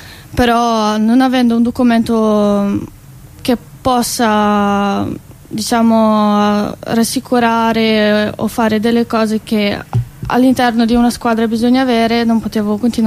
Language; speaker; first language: Italian; non-native, fluent; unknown